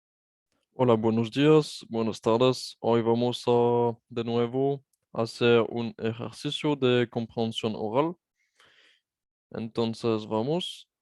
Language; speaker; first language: Spanish; non-native, fluent; French